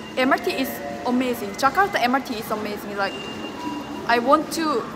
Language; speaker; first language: English; non-native, learner; Korean